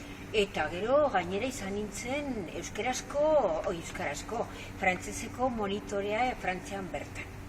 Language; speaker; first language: Basque; non-native, local second language; Spanish